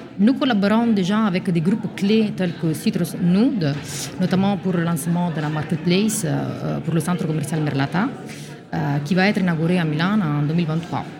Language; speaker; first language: French; non-native, fluent; Italian